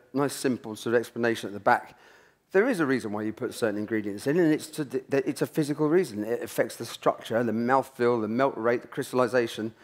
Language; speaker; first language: English; native; English